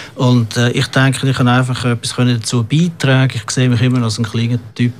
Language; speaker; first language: German; native; German